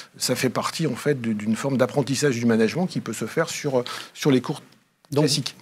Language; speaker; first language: French; native; French